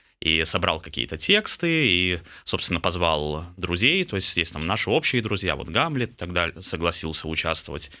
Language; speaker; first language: Russian; native; Russian